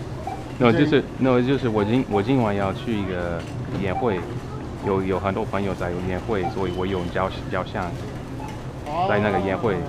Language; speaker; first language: Chinese; non-native, fluent; English